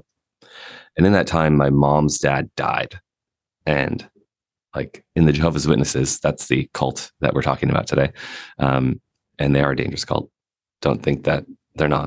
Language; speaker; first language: English; native; English